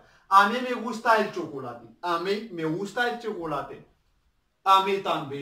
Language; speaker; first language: Spanish; non-native, learner; Arabic